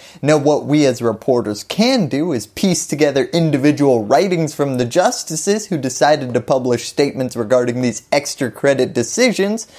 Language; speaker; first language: English; native; English